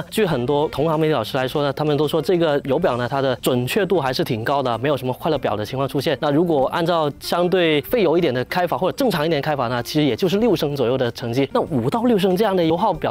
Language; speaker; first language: Chinese; native; Chinese